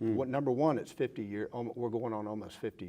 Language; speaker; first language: English; native; English